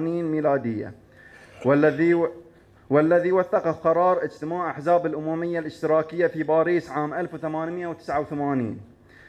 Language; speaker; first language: Arabic; native; Arabic